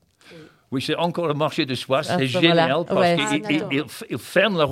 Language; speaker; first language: French; non-native, fluent; English